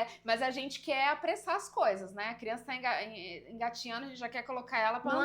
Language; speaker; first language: Portuguese; native; Portuguese